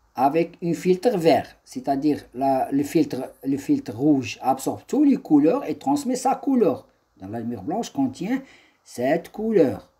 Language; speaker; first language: French; non-native, local second language; Arabic